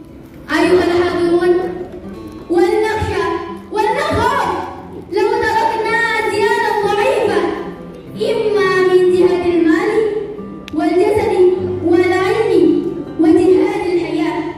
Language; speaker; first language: Arabic; non-native, learner; Indonesian